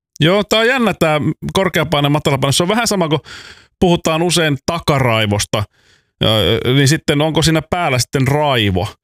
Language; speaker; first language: Finnish; native; Finnish